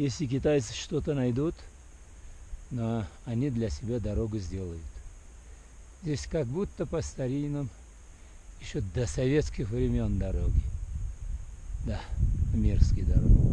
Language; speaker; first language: Russian; non-native, local second language; Uzbek